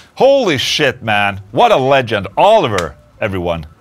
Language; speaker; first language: English; non-native, fluent; Swedish